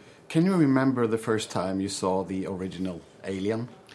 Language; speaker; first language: English; non-native, fluent; Norwegian